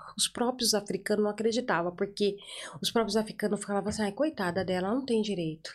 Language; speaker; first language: Portuguese; native; Portuguese